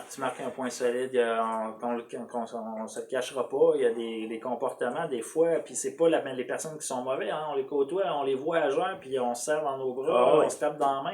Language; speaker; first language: French; native; French